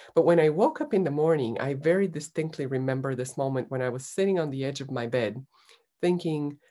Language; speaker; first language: English; non-native, fluent; Bulgarian